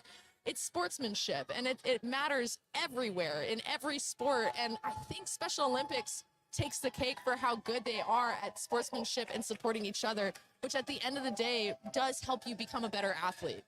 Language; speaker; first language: English; native; English